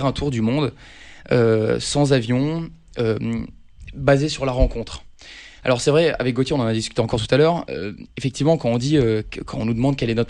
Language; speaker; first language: French; native; French